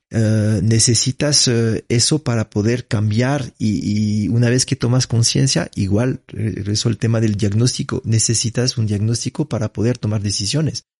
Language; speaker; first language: Spanish; non-native, fluent; French